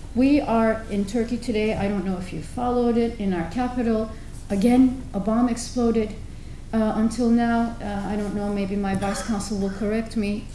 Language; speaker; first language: English; non-native, fluent; Turkish